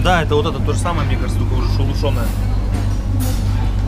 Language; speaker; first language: Russian; native; Russian